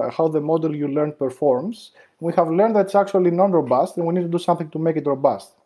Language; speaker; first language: English; non-native, fluent; Greek